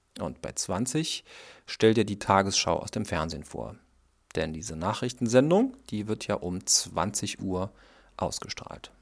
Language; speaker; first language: German; native; German